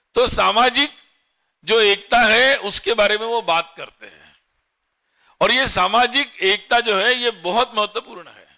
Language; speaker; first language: Hindi; non-native, local second language; Marathi